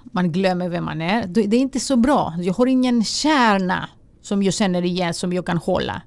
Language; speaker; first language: Swedish; non-native, fluent; Greek